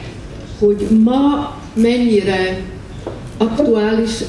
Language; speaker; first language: Hungarian; early bilingual, heritage; Hungarian